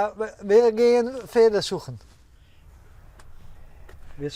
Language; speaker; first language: German; non-native, learner; Dutch